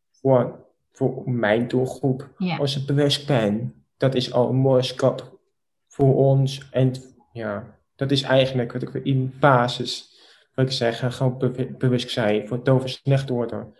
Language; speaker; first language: Dutch; non-native, local second language; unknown